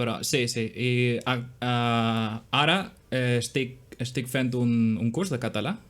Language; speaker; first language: Catalan; non-native, learner; Spanish